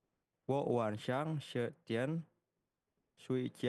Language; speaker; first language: Chinese; non-native, learner; Indonesian